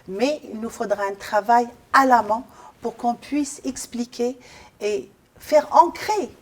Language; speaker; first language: French; non-native, local second language; Arabic